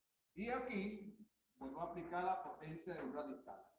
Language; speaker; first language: Spanish; native; Spanish